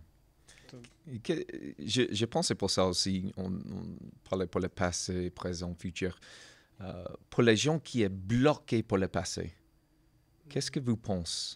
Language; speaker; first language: French; non-native, learner; English